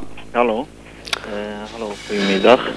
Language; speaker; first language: Dutch; non-native, learner; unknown